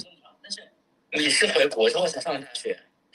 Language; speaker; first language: Chinese; native; Chinese